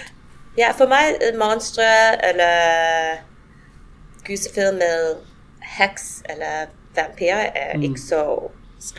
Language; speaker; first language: Danish; non-native, fluent; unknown